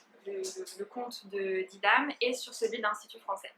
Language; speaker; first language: French; native; French